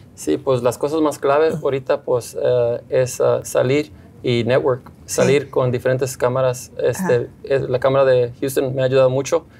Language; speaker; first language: Spanish; early bilingual, heritage; Spanish